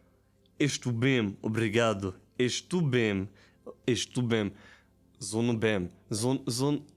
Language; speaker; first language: Portuguese; non-native, learner; German